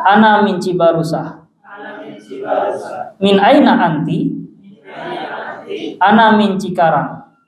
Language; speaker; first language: Arabic; non-native, fluent; Indonesian